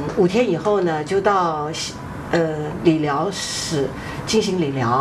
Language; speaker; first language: Chinese; non-native, fluent; Thai